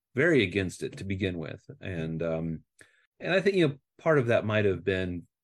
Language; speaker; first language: English; native; English